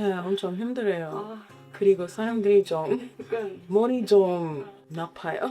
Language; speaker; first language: Korean; non-native, learner; English